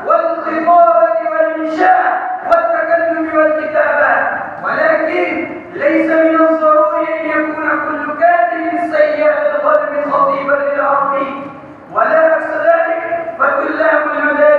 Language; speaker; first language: Arabic; non-native, learner; Urdu